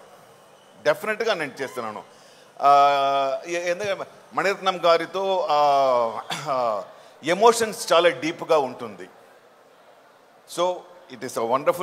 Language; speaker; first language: Telugu; non-native, local second language; Tamil